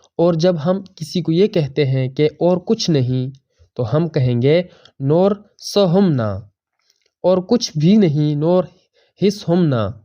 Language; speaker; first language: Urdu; non-native, local second language; Pashto